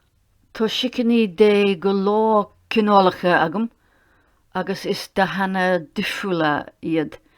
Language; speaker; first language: Irish; non-native, learner; English